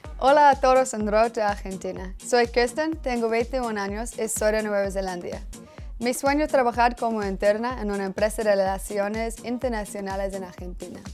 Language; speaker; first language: Spanish; non-native, fluent; English